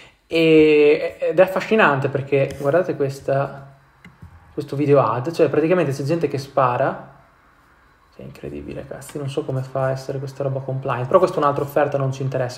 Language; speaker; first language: Italian; native; Italian